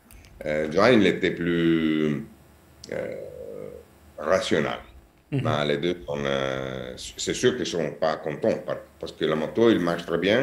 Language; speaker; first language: French; non-native, learner; Italian